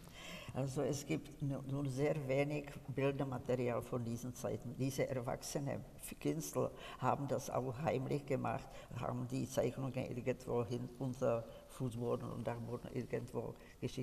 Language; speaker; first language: German; non-native, fluent; Czech